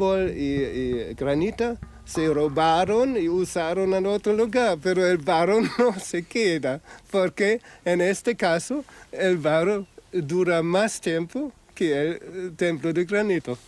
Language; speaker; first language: Spanish; non-native, fluent; German